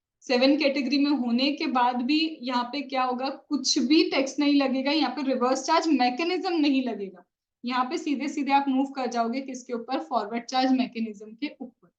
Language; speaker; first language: Hindi; native; Hindi